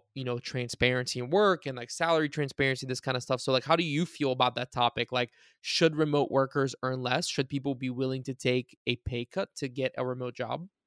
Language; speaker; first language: English; early bilingual, other home language; Bulgarian